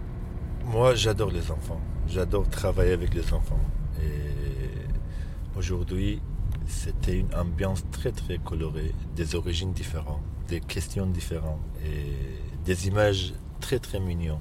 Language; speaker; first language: French; non-native, fluent; Kurdish